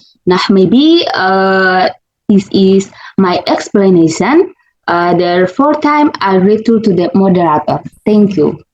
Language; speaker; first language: English; non-native, learner; Indonesian